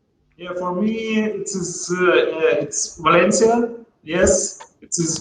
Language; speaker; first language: English; non-native, learner; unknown